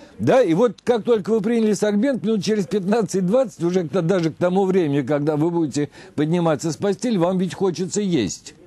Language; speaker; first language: Russian; native; Russian